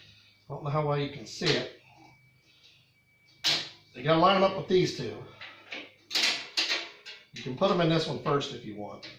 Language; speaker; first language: English; native; English